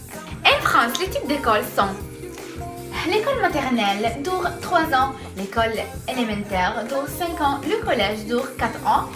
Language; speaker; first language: French; non-native, learner; Italian